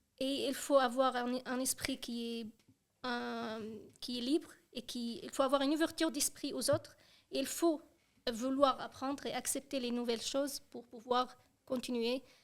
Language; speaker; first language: French; non-native, fluent; Arabic